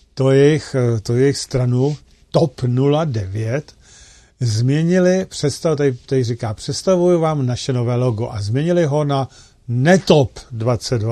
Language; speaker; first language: Czech; native; Czech